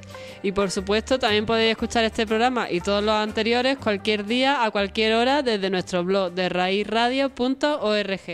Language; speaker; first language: Spanish; native; Spanish